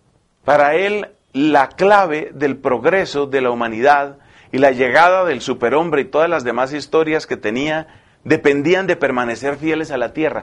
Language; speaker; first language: Spanish; native; Spanish